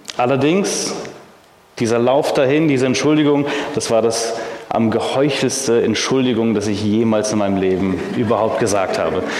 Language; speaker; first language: German; early bilingual, heritage; German